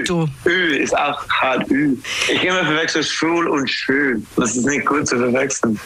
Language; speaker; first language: German; non-native, learner; English